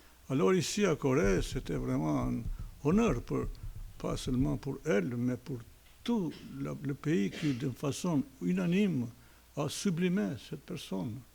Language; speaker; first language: French; non-native, fluent; Albanian